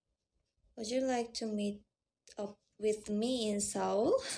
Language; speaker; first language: English; non-native, learner; Korean